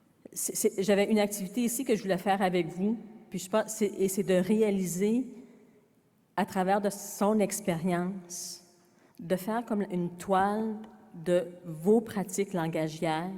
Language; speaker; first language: French; native; French